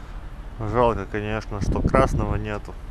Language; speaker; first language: Russian; non-native, fluent; Latvian